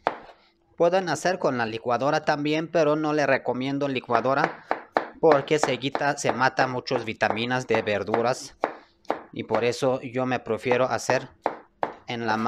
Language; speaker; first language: Spanish; non-native, learner; Turkish